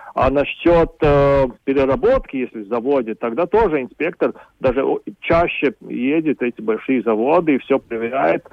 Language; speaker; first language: Russian; non-native, local second language; Latvian